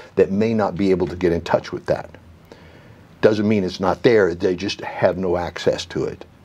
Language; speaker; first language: English; native; English